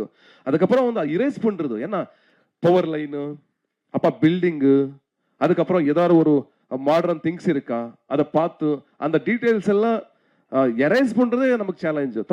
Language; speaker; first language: Tamil; non-native, learner; Kannada